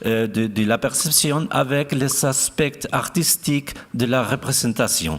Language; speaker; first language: French; non-native, fluent; Spanish